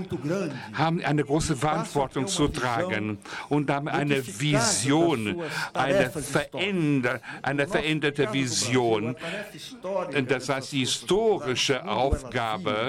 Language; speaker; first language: German; non-native, fluent; Portuguese